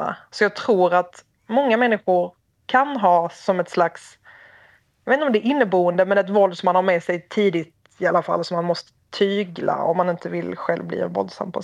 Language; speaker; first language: Swedish; native; Swedish